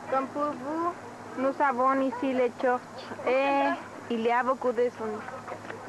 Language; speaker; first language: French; non-native, learner; Spanish